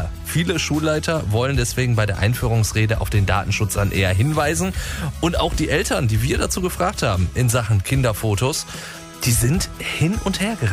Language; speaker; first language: German; native; German